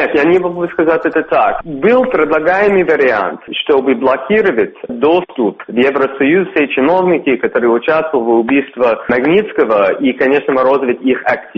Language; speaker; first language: Russian; non-native, fluent; English